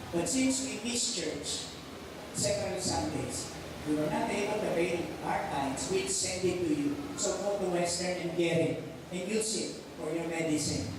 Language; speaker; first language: English; non-native, local second language; Filipino